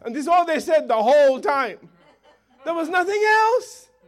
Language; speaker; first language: English; native; English